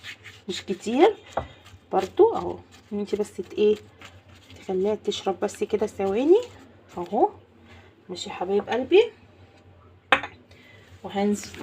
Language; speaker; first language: Arabic; native; Arabic